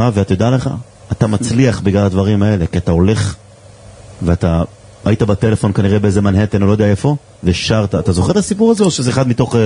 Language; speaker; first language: Hebrew; native; Hebrew